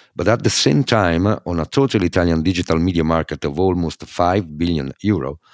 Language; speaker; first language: English; non-native, fluent; Italian